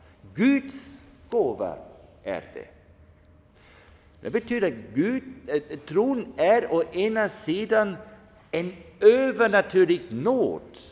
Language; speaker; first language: Swedish; non-native, fluent; German